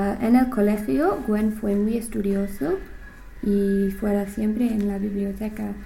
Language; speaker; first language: Spanish; non-native, learner; English